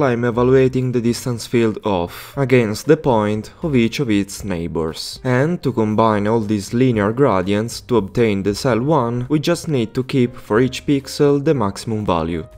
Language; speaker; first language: English; non-native, fluent; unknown